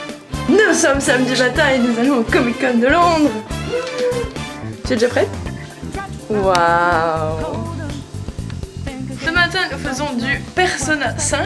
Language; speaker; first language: French; native; French